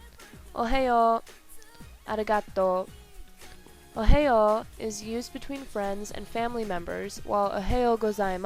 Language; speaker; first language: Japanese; non-native, learner; English